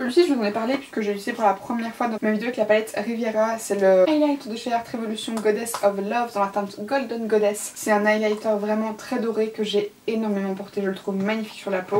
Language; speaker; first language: French; native; French